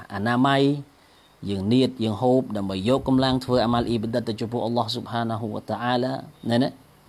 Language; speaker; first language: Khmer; non-native, local second language; Eastern Cham